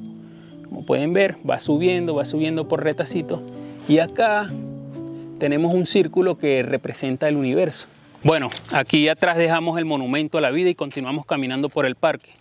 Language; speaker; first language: Spanish; native; Spanish